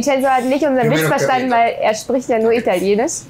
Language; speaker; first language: German; native; German